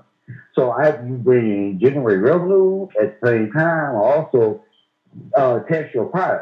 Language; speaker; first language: English; native; English